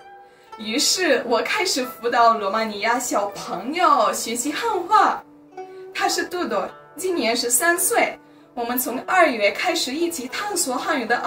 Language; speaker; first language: Chinese; non-native, fluent; Romanian